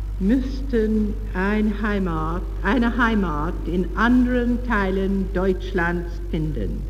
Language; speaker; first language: German; non-native, learner; English